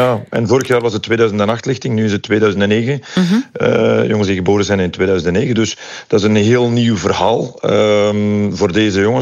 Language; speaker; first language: Dutch; native; Dutch